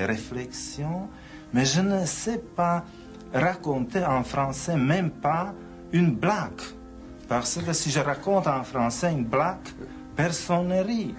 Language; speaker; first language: French; non-native, fluent; Czech